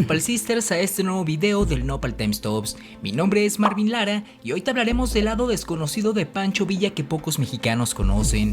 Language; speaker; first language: Spanish; native; Spanish